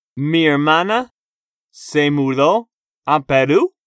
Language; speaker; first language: Spanish; non-native, fluent; English